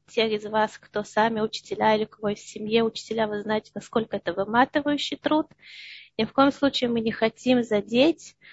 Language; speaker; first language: Russian; early bilingual, heritage; Russian